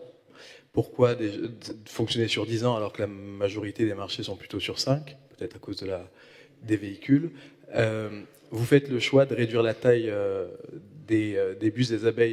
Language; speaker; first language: French; native; French